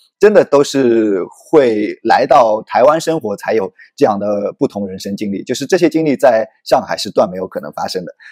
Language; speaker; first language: Chinese; native; Chinese